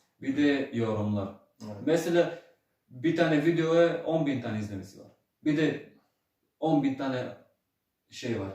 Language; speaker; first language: Turkish; early bilingual, heritage; Turkish